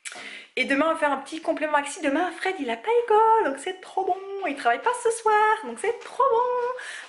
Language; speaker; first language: French; native; French